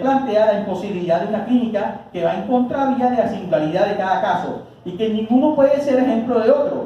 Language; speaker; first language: Spanish; native; Spanish